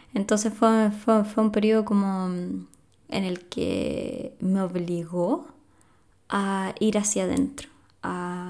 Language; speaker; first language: Spanish; native; Spanish